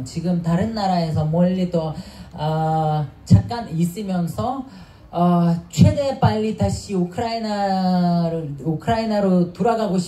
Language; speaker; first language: Korean; non-native, fluent; Ukrainian